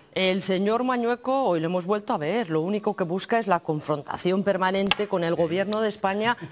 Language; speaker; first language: Spanish; native; Spanish